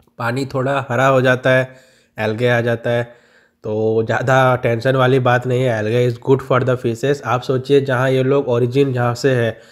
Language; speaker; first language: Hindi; non-native, local second language; Bangla